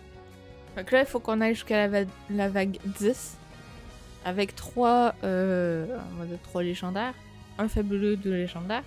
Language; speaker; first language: French; native; French